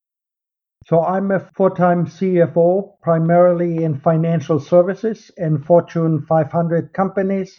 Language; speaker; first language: English; non-native, fluent; German